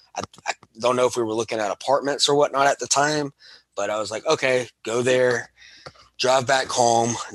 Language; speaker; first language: English; native; English